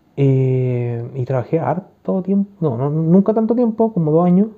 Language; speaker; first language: Spanish; native; Spanish